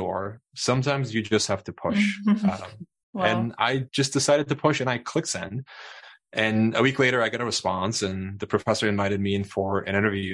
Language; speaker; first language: English; non-native, fluent; Turkish